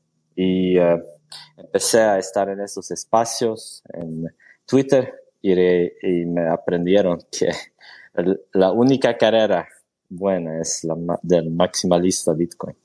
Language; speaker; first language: Spanish; non-native, fluent; Swedish